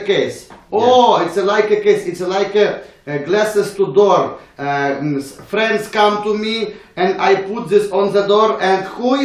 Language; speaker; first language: English; non-native, learner; Ukrainian